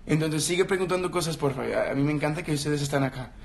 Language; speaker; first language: Spanish; non-native, learner; English